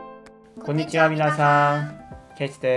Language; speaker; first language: Japanese; non-native, fluent; Korean